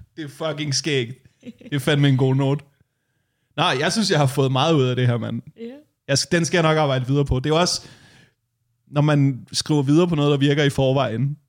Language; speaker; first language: Danish; native; Danish